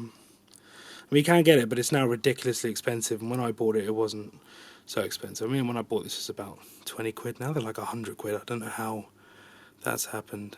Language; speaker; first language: English; native; English